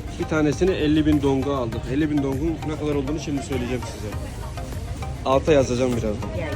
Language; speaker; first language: Turkish; native; Turkish